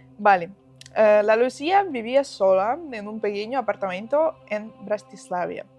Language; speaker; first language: Spanish; non-native, fluent; Ukrainian